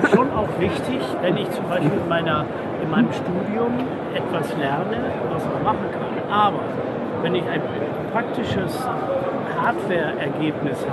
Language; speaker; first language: German; native; German